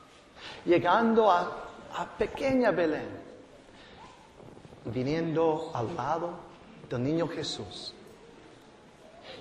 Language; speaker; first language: Spanish; non-native, fluent; English